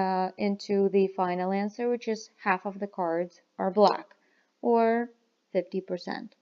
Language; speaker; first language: English; non-native, fluent; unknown